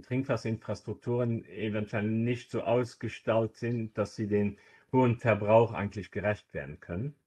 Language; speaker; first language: German; non-native, local second language; Luxembourgish